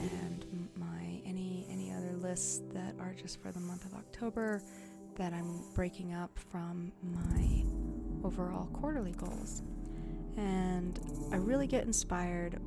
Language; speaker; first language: English; native; English